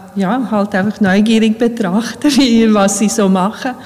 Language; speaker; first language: German; early bilingual, other home language; Bosnian